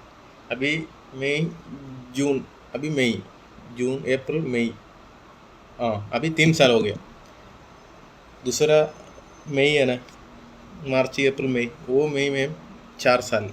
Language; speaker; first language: Hindi; non-native, local second language; Malayalam